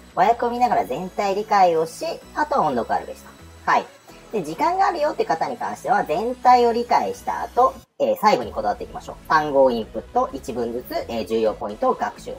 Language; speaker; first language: Japanese; native; Japanese